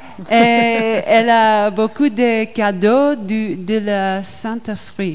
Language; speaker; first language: French; non-native, learner; English